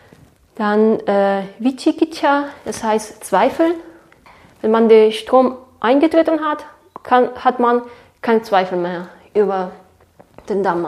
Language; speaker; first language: German; non-native, fluent; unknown